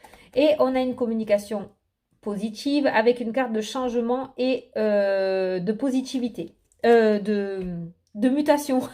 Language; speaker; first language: French; native; French